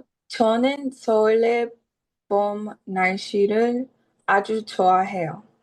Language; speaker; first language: Korean; non-native, learner; English